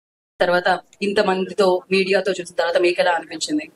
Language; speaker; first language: Telugu; native; Telugu